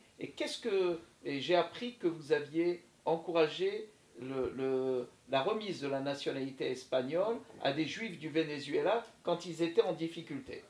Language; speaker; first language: French; native; French